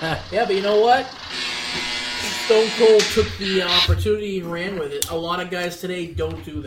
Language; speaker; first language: English; early bilingual, other home language; Greek